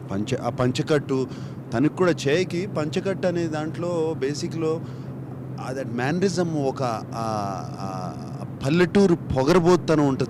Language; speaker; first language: Telugu; native; Telugu